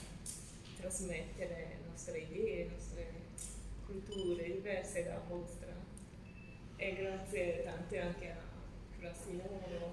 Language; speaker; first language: Italian; non-native, fluent; Japanese